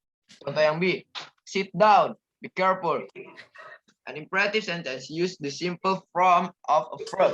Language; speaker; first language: English; non-native, learner; Indonesian